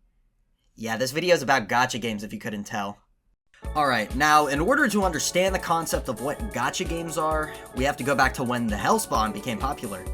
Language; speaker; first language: English; native; English